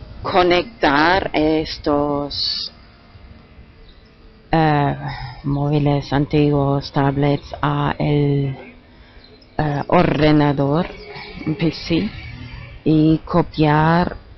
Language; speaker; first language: Spanish; non-native, learner; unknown